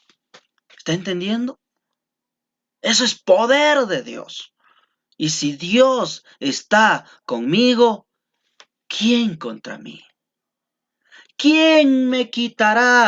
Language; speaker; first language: Spanish; native; Spanish